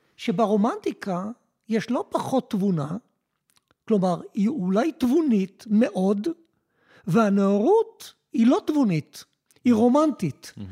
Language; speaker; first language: Hebrew; early bilingual, other home language; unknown